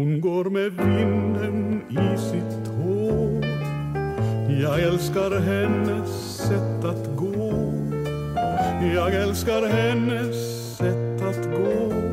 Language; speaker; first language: Swedish; non-native, fluent; Icelandic